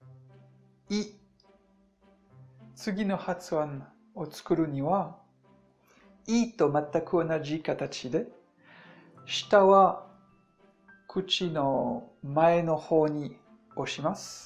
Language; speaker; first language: Japanese; non-native, fluent; French